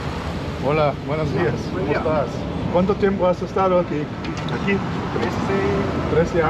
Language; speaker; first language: Spanish; non-native, learner; English